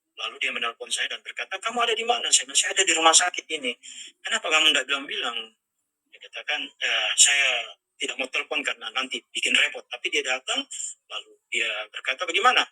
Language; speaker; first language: Indonesian; native; Indonesian